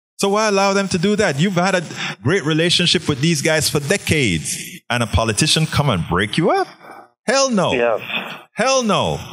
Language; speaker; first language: English; native; English